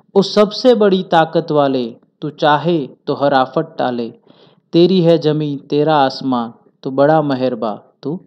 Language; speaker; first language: Hindi; non-native, local second language; Gujarati